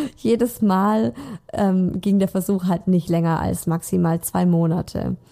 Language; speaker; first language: German; native; German